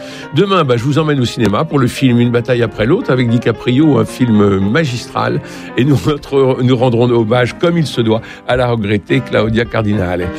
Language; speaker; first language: French; native; French